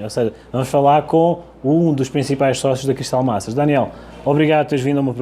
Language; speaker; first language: Portuguese; native; Portuguese